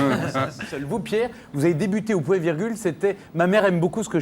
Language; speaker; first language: French; native; French